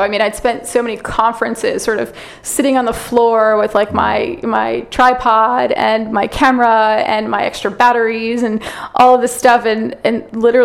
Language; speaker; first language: English; native; English